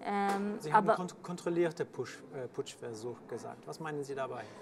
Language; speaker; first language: German; non-native, fluent; French